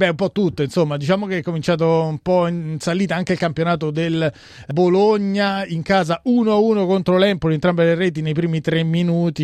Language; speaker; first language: Italian; native; Italian